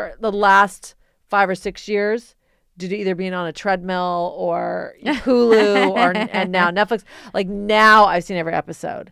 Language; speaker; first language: English; native; English